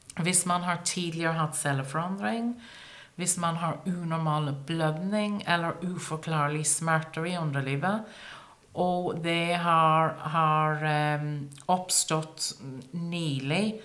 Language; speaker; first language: Norwegian; non-native, fluent; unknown